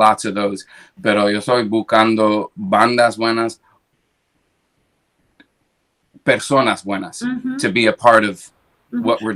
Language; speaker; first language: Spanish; early bilingual, heritage; English